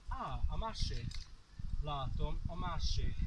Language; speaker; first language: Hungarian; non-native, learner; Welsh